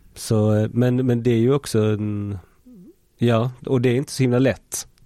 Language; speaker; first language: Swedish; native; Swedish